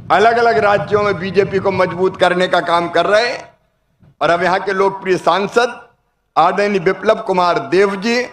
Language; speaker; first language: Hindi; native; Hindi